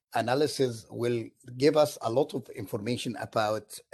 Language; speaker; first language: English; non-native, fluent; Arabic